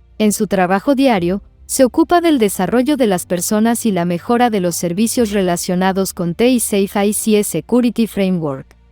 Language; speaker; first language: Spanish; native; Spanish